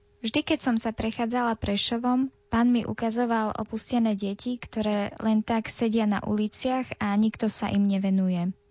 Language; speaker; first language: Slovak; native; Slovak